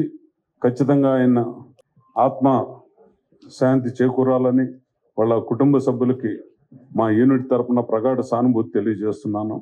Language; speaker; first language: Telugu; native; Telugu